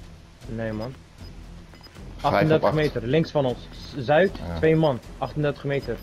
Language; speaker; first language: Dutch; early bilingual, other home language; Turkish